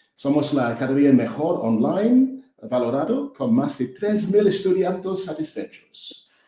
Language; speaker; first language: Spanish; non-native, learner; English